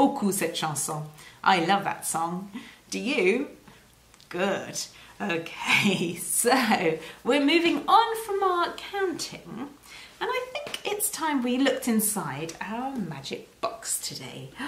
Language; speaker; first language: English; native; English